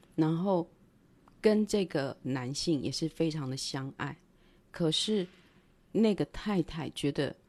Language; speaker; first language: Chinese; non-native, local second language; Min Nan Chinese